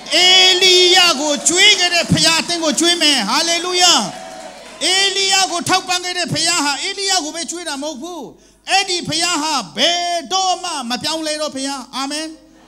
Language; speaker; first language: Burmese; non-native, local second language; Kachin